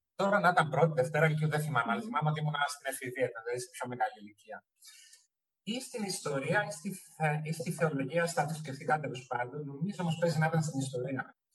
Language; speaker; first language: Greek; early bilingual, heritage; Greek